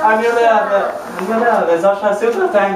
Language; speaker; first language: Hebrew; non-native, learner; English